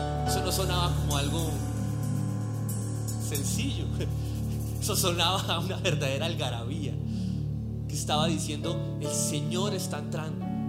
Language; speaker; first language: Spanish; native; Spanish